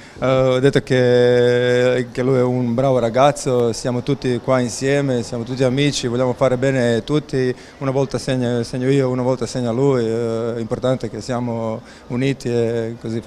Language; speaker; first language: Italian; non-native, fluent; Croatian